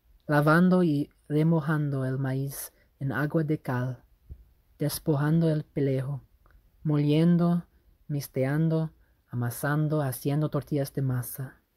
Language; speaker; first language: Spanish; non-native, fluent; English